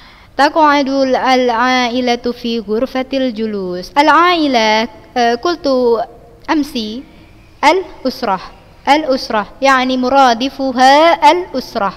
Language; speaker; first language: Arabic; non-native, fluent; Indonesian